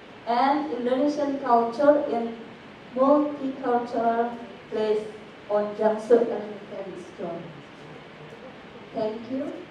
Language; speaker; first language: English; non-native, learner; Indonesian